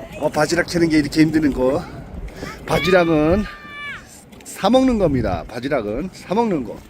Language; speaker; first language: Korean; native; Korean